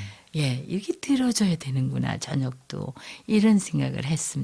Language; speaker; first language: Korean; native; Korean